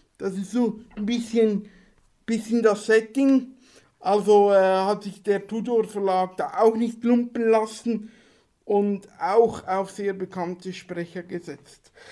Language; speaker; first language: German; native; German